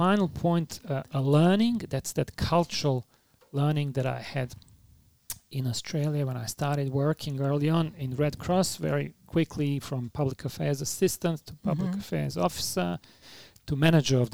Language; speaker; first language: English; non-native, fluent; Bosnian